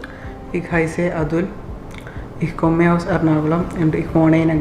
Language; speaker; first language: German; non-native, learner; Malayalam